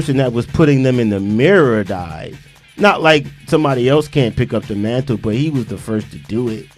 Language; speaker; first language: English; native; English